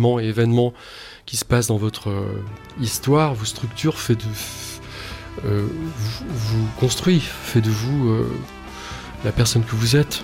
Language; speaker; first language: French; native; French